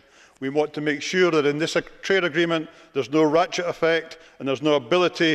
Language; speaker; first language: English; native; English